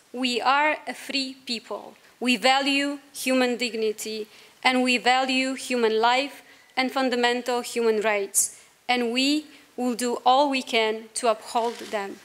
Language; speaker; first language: English; non-native, fluent; Romanian